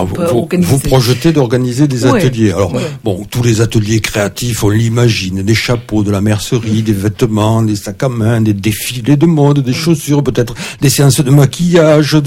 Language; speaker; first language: French; native; French